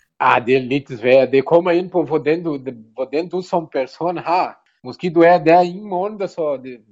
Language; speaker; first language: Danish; non-native, learner; Portuguese